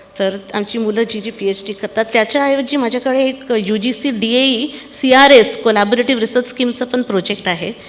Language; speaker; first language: Marathi; non-native, local second language; Punjabi